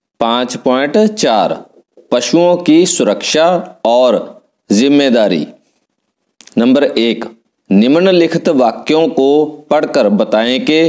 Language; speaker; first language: Hindi; non-native, local second language; Punjabi